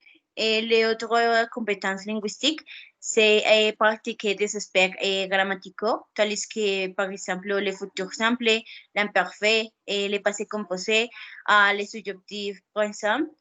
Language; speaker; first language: French; non-native, learner; Spanish